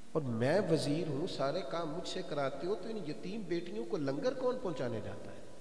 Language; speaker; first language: Urdu; non-native, local second language; Punjabi